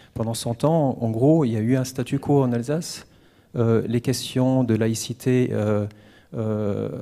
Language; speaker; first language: French; native; French